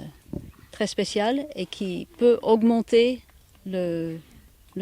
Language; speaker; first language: French; non-native, fluent; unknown